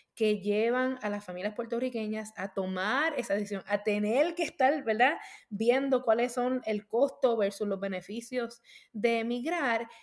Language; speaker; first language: Spanish; native; Spanish